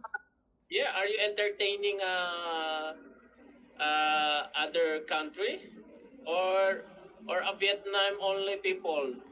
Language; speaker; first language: English; non-native, learner; Filipino